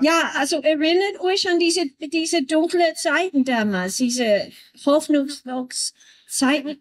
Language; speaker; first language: German; non-native, learner; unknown